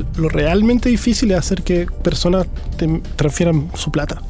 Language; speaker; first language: Spanish; native; Spanish